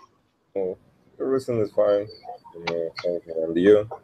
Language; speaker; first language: English; non-native, learner; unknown